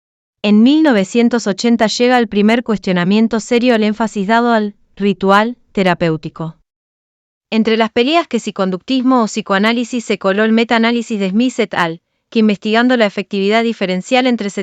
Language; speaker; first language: Spanish; native; Spanish